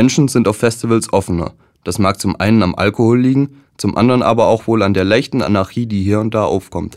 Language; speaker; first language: German; native; German